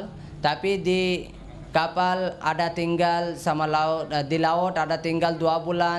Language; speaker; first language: Indonesian; non-native, learner; Rohingya